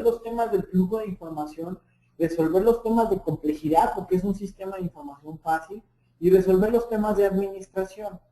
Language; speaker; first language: Spanish; native; Spanish